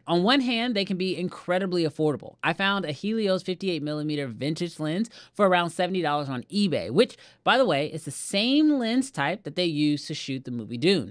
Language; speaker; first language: English; native; English